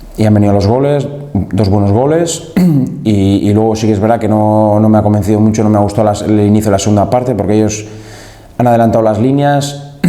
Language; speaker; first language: Spanish; native; Spanish